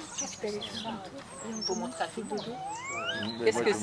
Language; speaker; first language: French; native; French